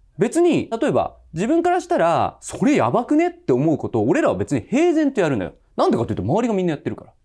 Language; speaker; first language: Japanese; native; Japanese